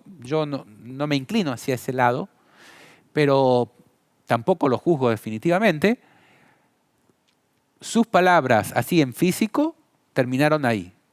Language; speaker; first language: Spanish; native; Spanish